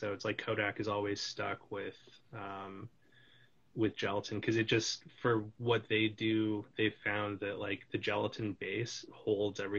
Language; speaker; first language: English; native; English